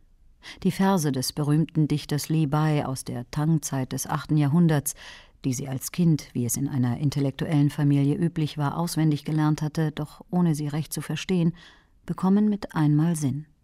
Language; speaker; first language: German; native; German